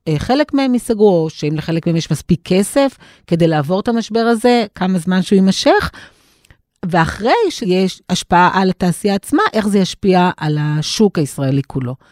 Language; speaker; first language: Hebrew; native; Hebrew